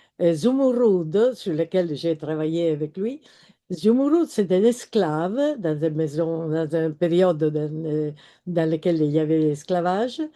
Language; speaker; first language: French; non-native, fluent; Italian